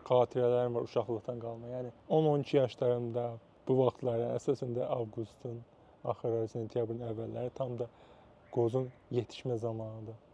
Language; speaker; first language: Azerbaijani; native; Azerbaijani